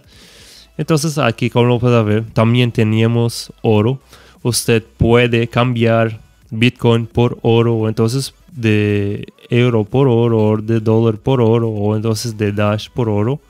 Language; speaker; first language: Spanish; non-native, fluent; Portuguese